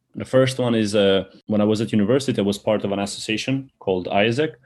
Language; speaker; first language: English; early bilingual, other home language; Albanian